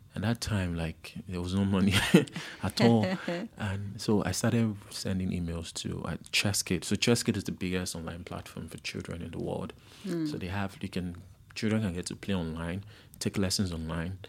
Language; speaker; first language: English; non-native, local second language; Yoruba